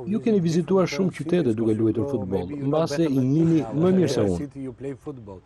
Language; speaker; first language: Albanian; native; Albanian